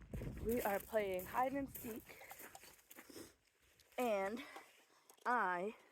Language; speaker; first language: English; native; English